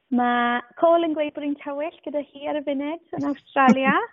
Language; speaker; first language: Welsh; native; Welsh